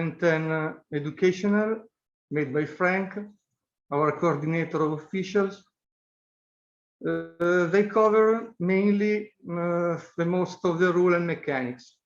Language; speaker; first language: English; non-native, fluent; Italian